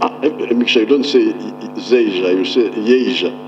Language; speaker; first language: English; non-native, local second language; Nyankole